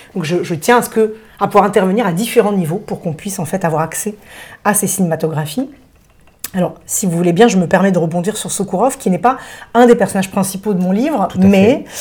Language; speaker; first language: French; early bilingual, other home language; Russian